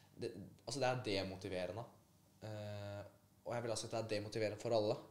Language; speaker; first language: Norwegian; early bilingual, other home language; Polish